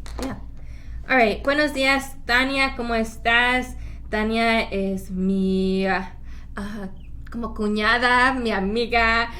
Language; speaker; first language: Spanish; early bilingual, heritage; Spanish